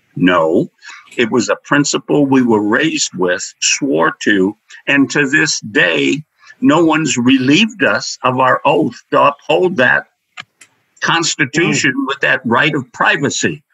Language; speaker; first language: English; native; English